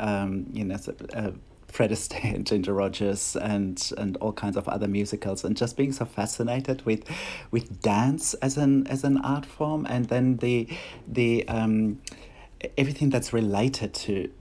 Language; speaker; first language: English; non-native, fluent; German